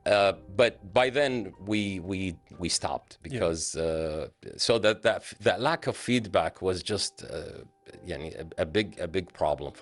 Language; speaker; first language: English; non-native, fluent; Arabic